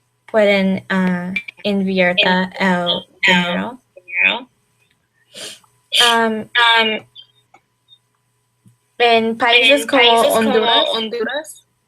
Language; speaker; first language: Spanish; non-native, learner; English